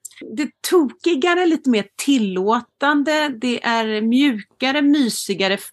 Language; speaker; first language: Swedish; native; Swedish